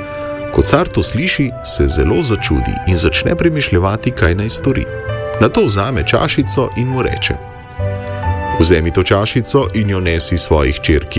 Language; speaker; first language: Slovenian; native; Slovenian